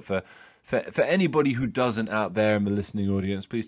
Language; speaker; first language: English; native; English